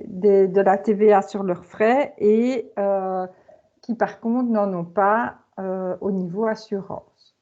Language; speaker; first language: French; native; French